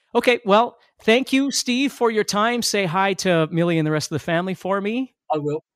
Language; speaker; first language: English; native; English